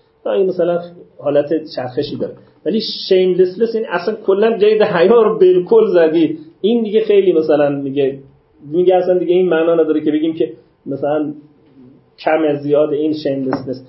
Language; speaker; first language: Persian; native; Persian